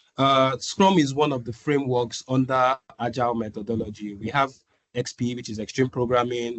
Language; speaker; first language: English; non-native, local second language; Yoruba